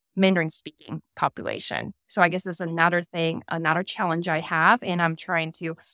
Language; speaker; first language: English; non-native, fluent; Chinese